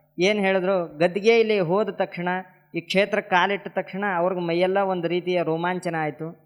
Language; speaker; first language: Kannada; native; Kannada